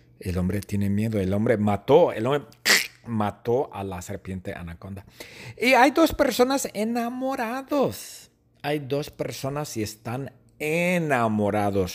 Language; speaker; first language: Spanish; non-native, fluent; English